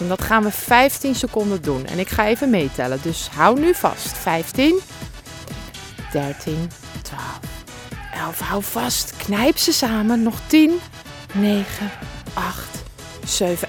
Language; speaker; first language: Dutch; native; Dutch